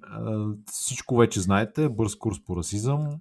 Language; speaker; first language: Bulgarian; native; Bulgarian